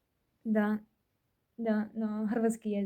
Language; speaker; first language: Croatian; non-native, learner; Filipino